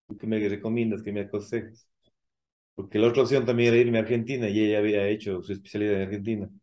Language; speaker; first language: Spanish; native; Spanish